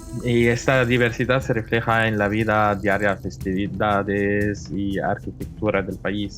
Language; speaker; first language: Spanish; non-native, fluent; Arabic